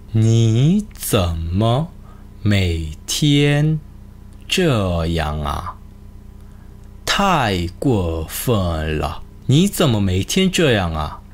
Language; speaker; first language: Chinese; non-native, fluent; Korean